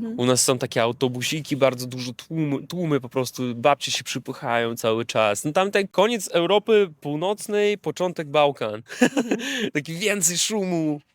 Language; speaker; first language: Polish; non-native, fluent; Russian